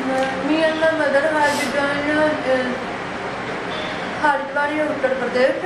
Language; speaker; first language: English; non-native, learner; Punjabi